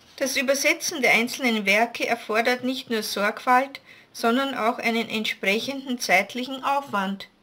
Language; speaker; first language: German; native; German